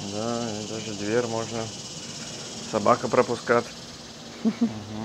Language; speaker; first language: Russian; non-native, learner; English